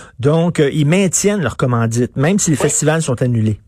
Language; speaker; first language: French; native; French